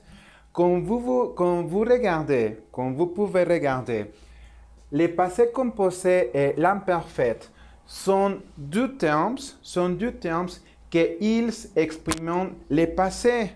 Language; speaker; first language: French; non-native, learner; Spanish